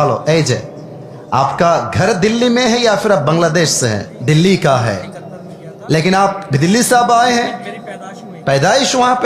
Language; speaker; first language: Hindi; non-native, fluent; Bangla